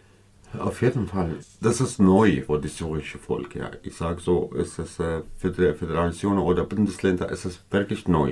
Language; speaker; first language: German; non-native, learner; Kurdish